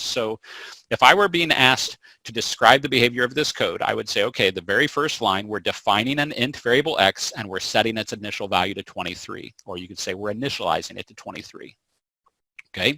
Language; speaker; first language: English; native; English